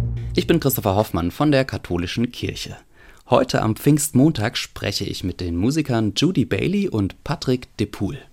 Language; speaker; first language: German; native; German